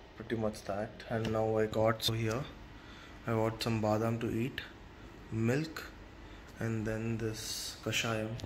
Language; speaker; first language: English; non-native, local second language; Tamil